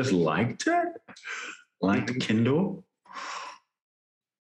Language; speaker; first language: English; non-native, fluent; Japanese